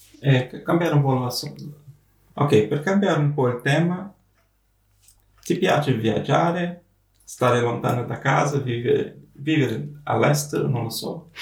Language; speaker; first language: Italian; non-native, fluent; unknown